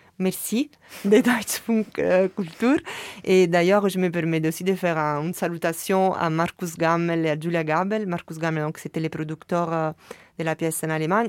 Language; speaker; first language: French; non-native, fluent; Italian